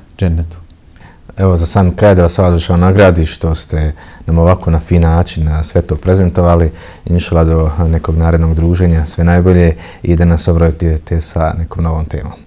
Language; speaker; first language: Bosnian; native; Bosnian